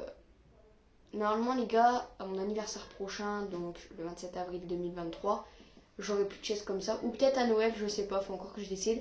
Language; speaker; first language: French; native; French